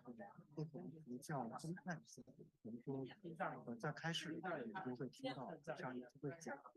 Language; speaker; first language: Chinese; native; Chinese